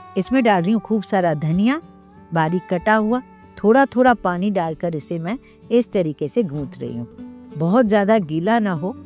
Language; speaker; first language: Hindi; non-native, local second language; Sindhi